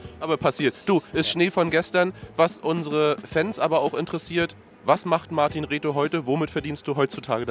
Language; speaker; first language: German; native; German